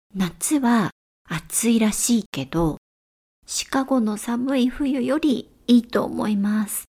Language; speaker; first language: Japanese; native; Japanese